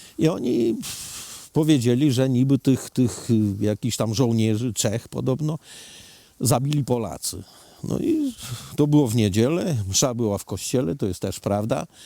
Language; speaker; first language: Polish; early bilingual, heritage; Polish